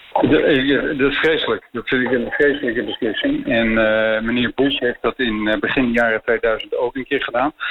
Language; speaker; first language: Dutch; native; Dutch